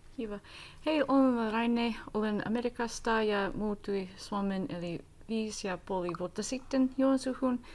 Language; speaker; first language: Finnish; non-native, learner; English